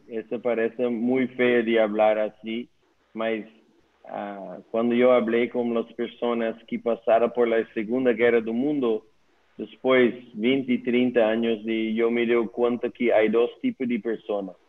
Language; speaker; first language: Spanish; non-native, learner; Dutch